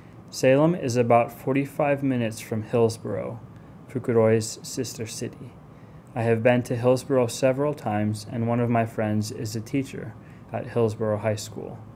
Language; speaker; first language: English; native; English